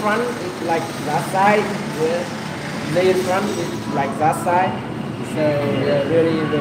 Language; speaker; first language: English; non-native, learner; Vietnamese